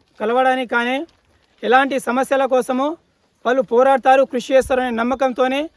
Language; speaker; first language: Telugu; non-native, local second language; Lambadi